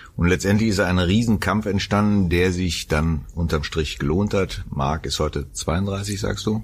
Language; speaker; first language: German; native; German